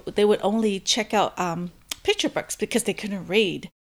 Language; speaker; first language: English; early bilingual, other home language; Hmong